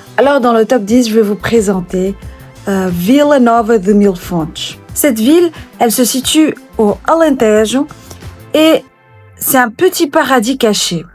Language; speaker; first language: French; early bilingual, other home language; Portuguese